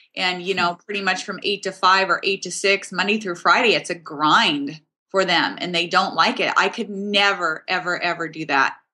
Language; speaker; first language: English; native; English